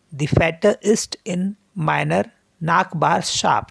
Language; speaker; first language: German; non-native, learner; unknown